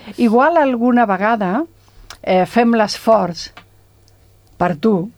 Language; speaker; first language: Catalan; non-native, local second language; Spanish